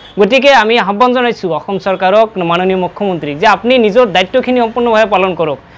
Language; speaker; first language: Assamese; non-native, local second language; Bangla